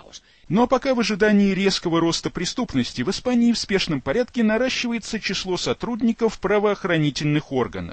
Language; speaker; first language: Russian; native; Russian